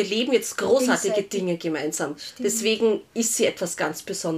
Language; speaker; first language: German; native; German